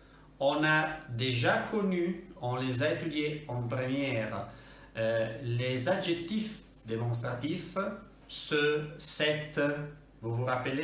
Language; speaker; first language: French; non-native, fluent; Italian